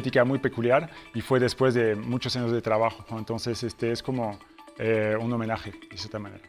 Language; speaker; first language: Spanish; non-native, fluent; French